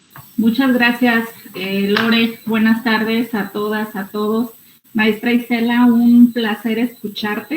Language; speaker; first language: Spanish; native; Spanish